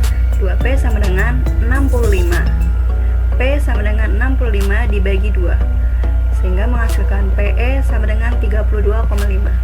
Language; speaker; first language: Indonesian; native; Indonesian